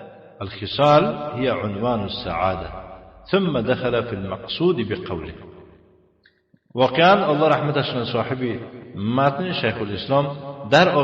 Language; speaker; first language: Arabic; non-native, fluent; Tajik